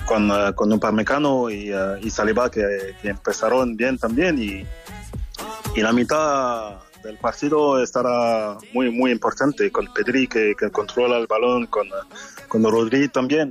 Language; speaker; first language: Spanish; non-native, learner; French